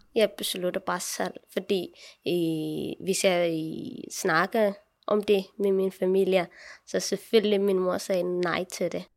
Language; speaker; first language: Danish; non-native, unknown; Tigrinya